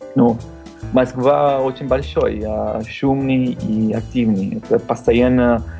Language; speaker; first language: Russian; non-native, learner; Spanish